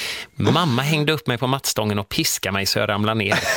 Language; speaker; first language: Swedish; native; Swedish